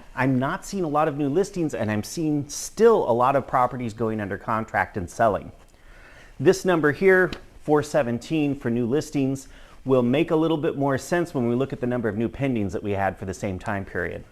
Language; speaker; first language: English; native; English